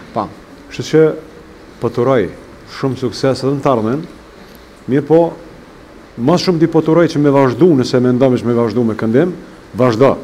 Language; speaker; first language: Albanian; native; Albanian